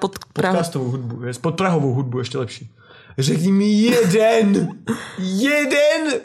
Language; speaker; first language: Czech; native; Czech